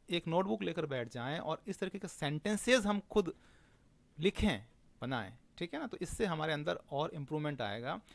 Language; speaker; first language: Hindi; native; Hindi